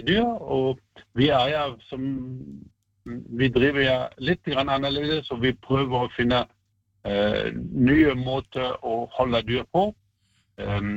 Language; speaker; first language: Norwegian; non-native, fluent; German